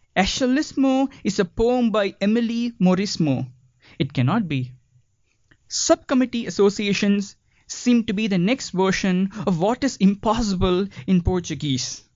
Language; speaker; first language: English; non-native, local second language; Tamil